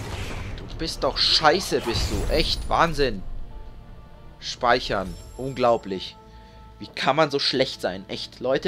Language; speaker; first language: German; native; German